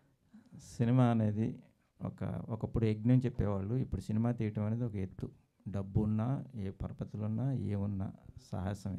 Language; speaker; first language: Telugu; native; Telugu